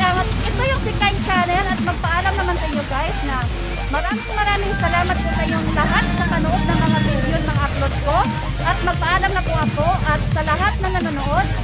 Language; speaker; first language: Filipino; non-native, local second language; Cebuano